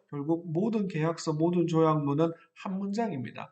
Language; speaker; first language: Korean; native; Korean